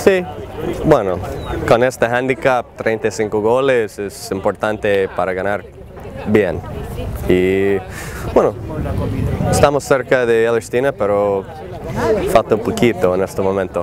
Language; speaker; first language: Spanish; non-native, learner; English